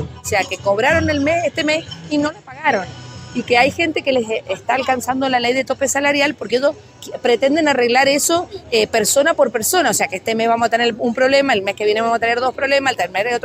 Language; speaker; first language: Spanish; native; Spanish